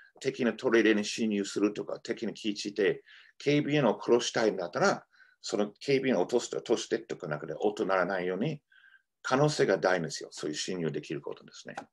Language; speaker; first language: Japanese; non-native, fluent; English